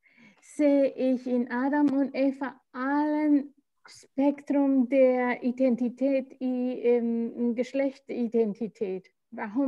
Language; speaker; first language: German; non-native, fluent; Spanish